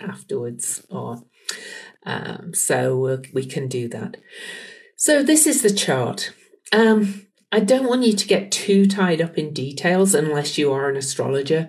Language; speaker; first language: English; native; English